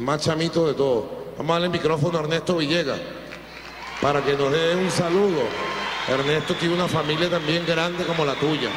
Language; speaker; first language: Spanish; native; Spanish